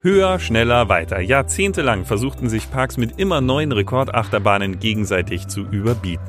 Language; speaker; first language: German; native; German